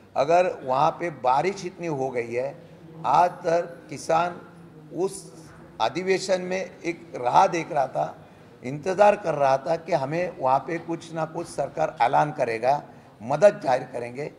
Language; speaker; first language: Hindi; non-native, local second language; Marathi